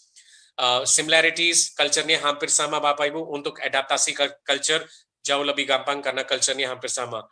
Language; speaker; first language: Indonesian; non-native, fluent; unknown